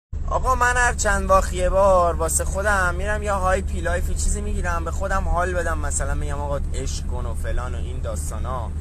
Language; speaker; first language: Persian; native; Persian